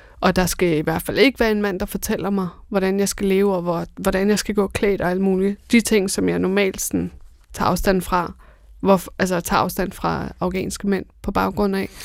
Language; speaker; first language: Danish; early bilingual, other home language; Persian